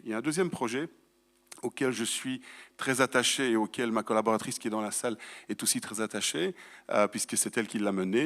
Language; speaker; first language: French; native; French